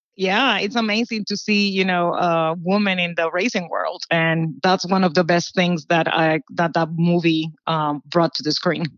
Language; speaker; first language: English; early bilingual, other home language; Spanish